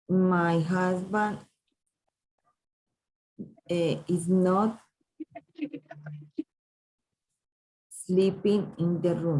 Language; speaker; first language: English; non-native, learner; Spanish